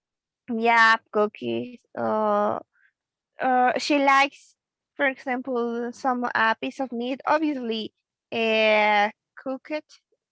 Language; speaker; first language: English; non-native, learner; Spanish